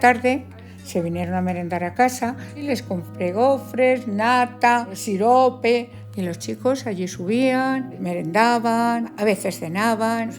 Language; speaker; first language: Spanish; native; Spanish